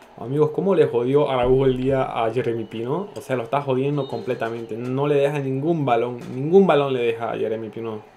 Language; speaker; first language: Spanish; non-native, fluent; Turkish